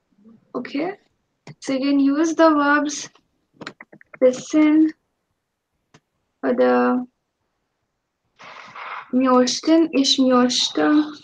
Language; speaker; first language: German; non-native, fluent; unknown